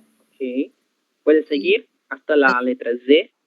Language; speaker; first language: Spanish; non-native, learner; Portuguese